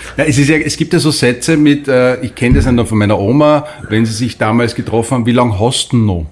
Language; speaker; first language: German; native; German